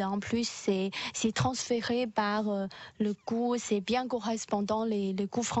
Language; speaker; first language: French; non-native, learner; Chinese